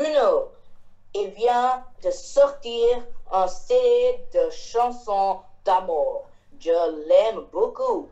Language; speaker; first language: French; non-native, learner; Chinese